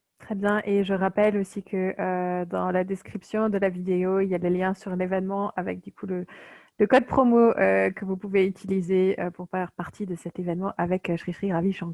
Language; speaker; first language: French; native; French